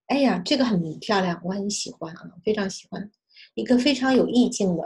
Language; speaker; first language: Chinese; native; Chinese